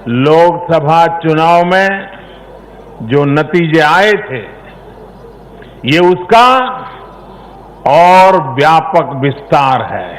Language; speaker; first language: Hindi; non-native, local second language; Gujarati